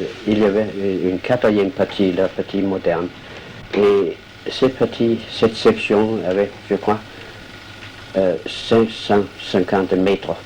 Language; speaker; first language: French; non-native, fluent; Danish